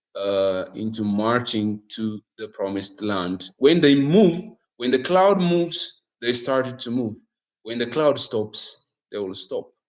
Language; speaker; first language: English; non-native, local second language; Amharic